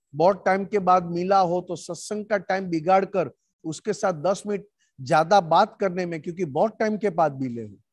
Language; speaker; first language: Hindi; non-native, local second language; Gujarati